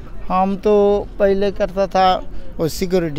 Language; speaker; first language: Hindi; non-native, local second language; Bangla